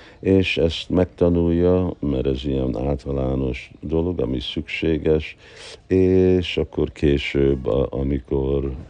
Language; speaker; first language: Hungarian; early bilingual, heritage; Hungarian